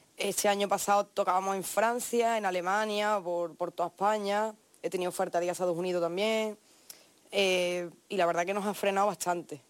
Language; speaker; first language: Spanish; native; Spanish